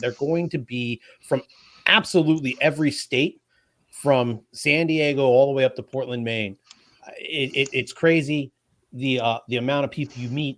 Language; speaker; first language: English; native; English